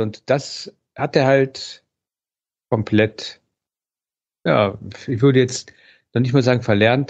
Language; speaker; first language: German; native; German